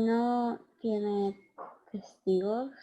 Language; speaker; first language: Spanish; non-native, learner; English